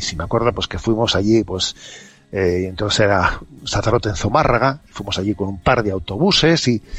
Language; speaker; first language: Spanish; native; Spanish